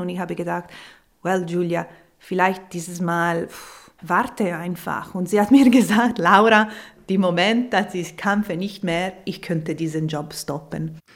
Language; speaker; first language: German; non-native, local second language; Italian